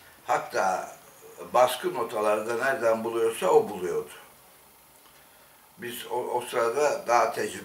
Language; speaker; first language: Turkish; native; Turkish